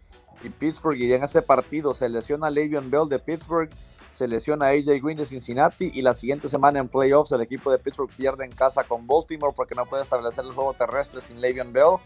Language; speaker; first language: Spanish; native; Spanish